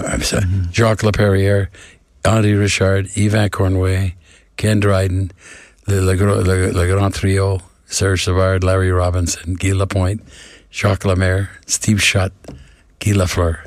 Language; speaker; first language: French; non-native, learner; English